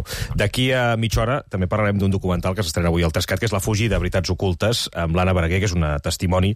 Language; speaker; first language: Catalan; native; Catalan